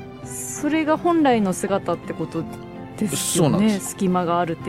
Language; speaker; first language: Japanese; native; Japanese